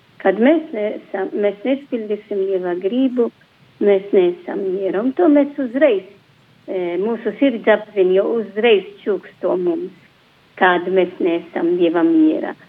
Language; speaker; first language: Latvian; non-native, fluent; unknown